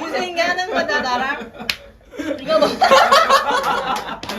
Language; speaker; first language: Korean; native; Korean